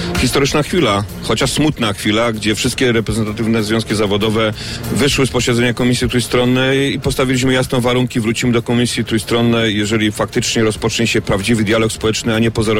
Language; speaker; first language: Polish; native; Polish